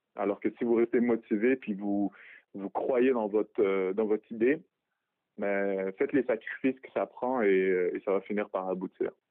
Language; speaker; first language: French; early bilingual, other home language; Arabic